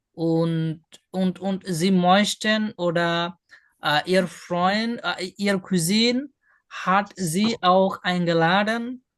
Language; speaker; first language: German; non-native, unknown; Bangla